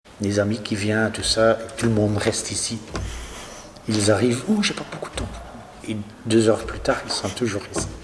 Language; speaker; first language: French; non-native, local second language; Dutch